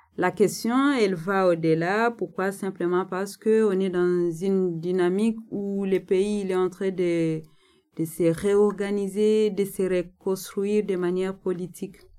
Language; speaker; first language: French; non-native, local second language; Nande